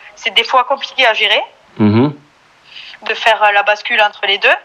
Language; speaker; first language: French; native; French